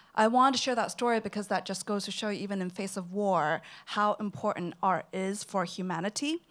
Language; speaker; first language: English; non-native, local second language; Cantonese